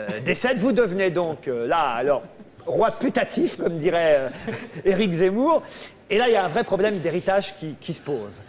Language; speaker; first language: French; native; French